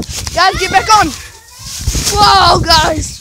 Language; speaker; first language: English; native; English